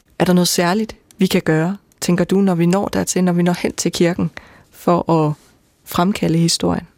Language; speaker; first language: Danish; native; Danish